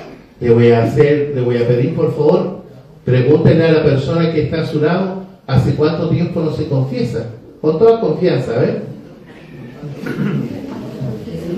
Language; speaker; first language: Spanish; native; Spanish